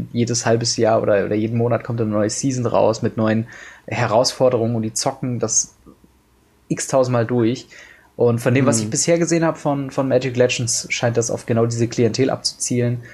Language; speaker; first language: German; native; German